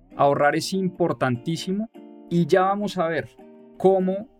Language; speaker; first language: Spanish; native; Spanish